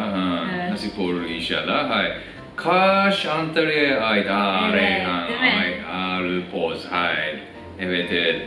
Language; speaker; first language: Turkish; non-native, fluent; Japanese